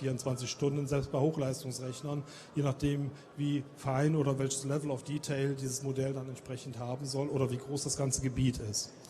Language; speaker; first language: German; native; German